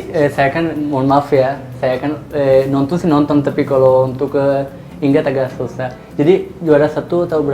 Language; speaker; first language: Indonesian; native; Indonesian